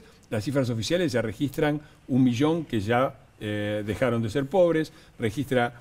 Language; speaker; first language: Spanish; native; Spanish